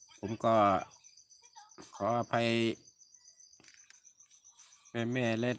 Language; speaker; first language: Thai; native; Thai